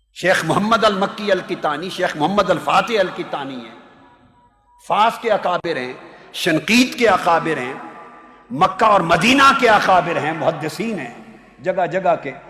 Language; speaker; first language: Urdu; non-native, local second language; Punjabi